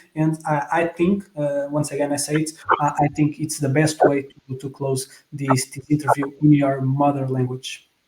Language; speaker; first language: English; non-native, fluent; Portuguese